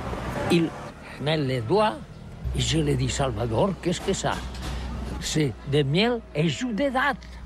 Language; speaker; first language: French; non-native, learner; Catalan